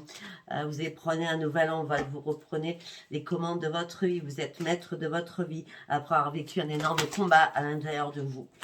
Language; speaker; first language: French; native; French